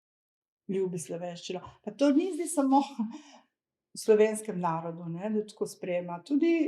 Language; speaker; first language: Slovenian; early bilingual, other home language; Croatian